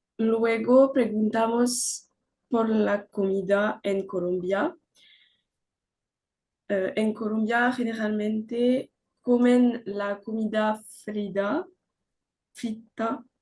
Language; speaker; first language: Spanish; non-native, learner; French